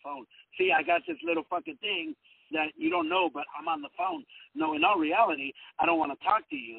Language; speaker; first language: English; early bilingual, other home language; Spanish